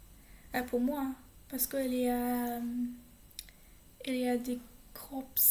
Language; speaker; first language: French; non-native, learner; English